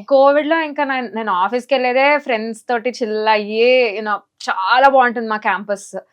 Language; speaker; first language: Telugu; native; Telugu